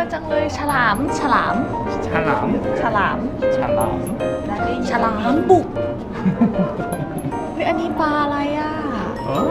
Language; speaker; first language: Thai; native; Thai